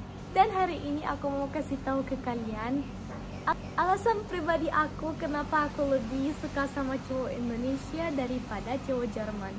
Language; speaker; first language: Indonesian; non-native, fluent; German